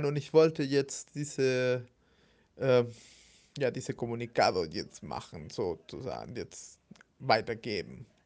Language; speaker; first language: German; non-native, fluent; Spanish